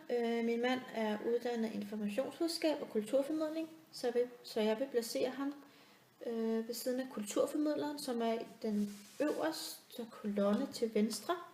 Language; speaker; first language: Danish; native; Danish